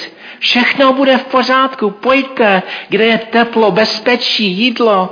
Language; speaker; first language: Czech; non-native, fluent; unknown